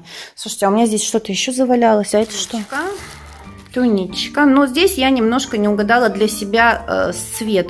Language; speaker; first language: Russian; native; Russian